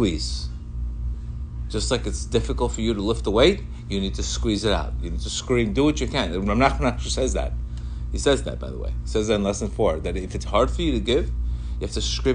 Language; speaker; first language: English; non-native, fluent; Spanish